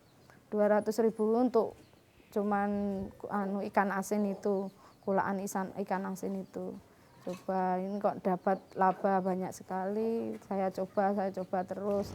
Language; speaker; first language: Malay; non-native, local second language; Javanese